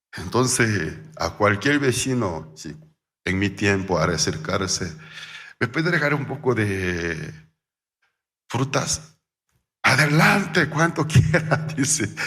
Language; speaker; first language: Spanish; non-native, fluent; Korean